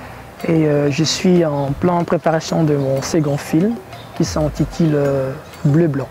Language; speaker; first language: French; non-native, local second language; Lingala